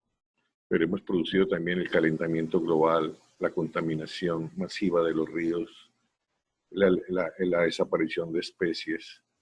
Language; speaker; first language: Spanish; native; Spanish